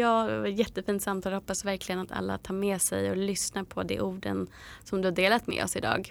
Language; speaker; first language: Swedish; native; Swedish